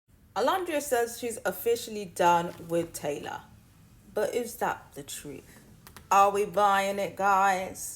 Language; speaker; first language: English; native; English